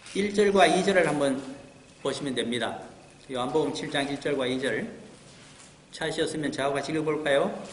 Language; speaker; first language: Korean; native; Korean